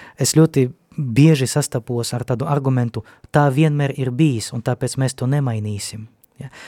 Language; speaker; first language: Latvian; non-native, local second language; Russian